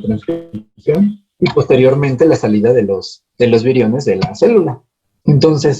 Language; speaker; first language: Spanish; native; Spanish